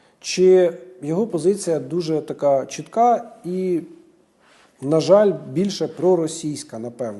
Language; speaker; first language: Ukrainian; native; Ukrainian